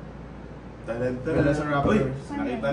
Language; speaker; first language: Filipino; native; Filipino